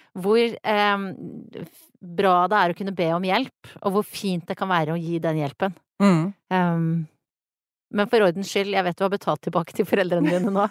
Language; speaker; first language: Norwegian; native; Norwegian